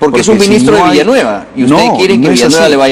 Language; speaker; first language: Spanish; native; Spanish